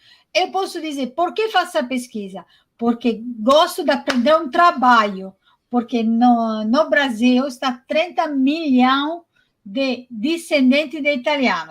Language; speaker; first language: Portuguese; non-native, fluent; Italian